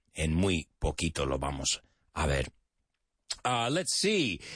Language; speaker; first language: Spanish; non-native, fluent; English